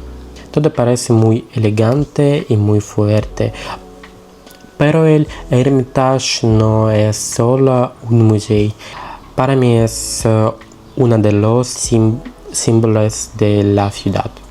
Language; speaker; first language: Spanish; non-native, learner; Russian